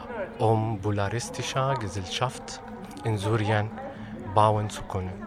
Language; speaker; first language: German; non-native, fluent; Arabic